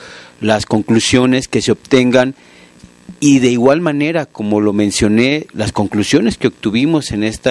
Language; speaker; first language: Spanish; native; Spanish